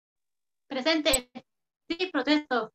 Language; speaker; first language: Spanish; native; Spanish